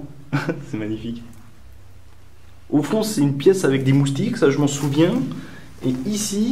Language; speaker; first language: French; native; French